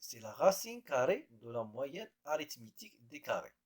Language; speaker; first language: French; non-native, local second language; Arabic